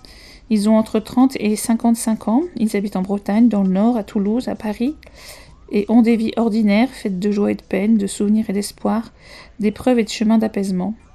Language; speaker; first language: French; native; French